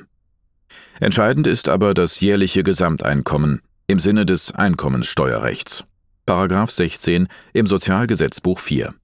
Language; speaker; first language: German; native; German